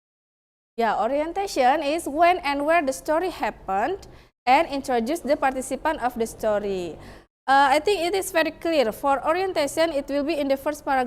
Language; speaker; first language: English; non-native, fluent; Indonesian